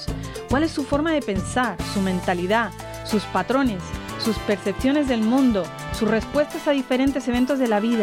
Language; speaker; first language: Spanish; native; Spanish